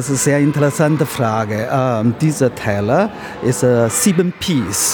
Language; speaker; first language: German; non-native, learner; Chinese